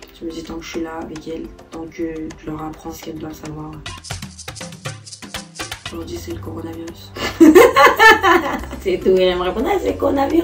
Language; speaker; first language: French; native; French